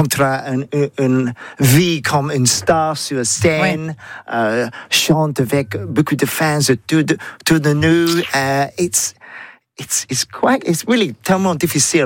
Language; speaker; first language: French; non-native, learner; English